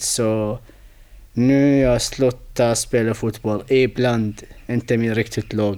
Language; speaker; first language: Swedish; non-native, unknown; Arabic